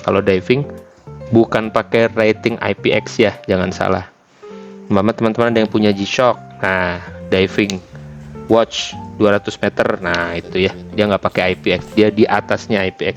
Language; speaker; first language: Indonesian; native; Indonesian